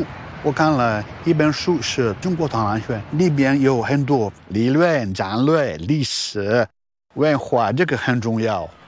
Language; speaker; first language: Chinese; non-native, learner; Italian